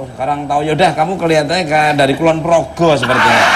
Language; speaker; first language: Indonesian; native; Indonesian